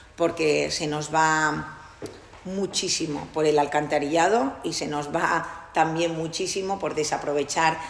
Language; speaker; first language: Spanish; non-native, local second language; Catalan